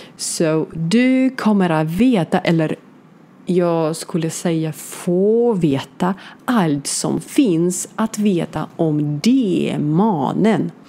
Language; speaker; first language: Swedish; non-native, learner; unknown